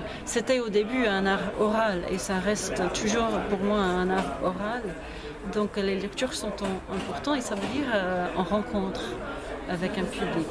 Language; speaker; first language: French; non-native, fluent; English